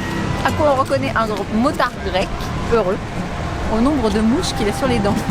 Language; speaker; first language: French; native; French